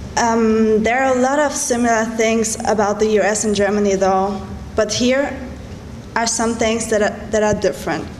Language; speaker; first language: English; non-native, fluent; German